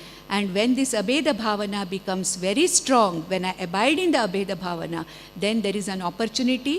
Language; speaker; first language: English; non-native, local second language; Konkani